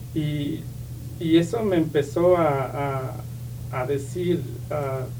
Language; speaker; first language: Spanish; native; Spanish